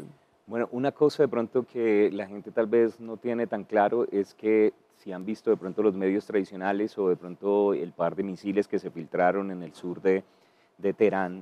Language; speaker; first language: Spanish; native; Spanish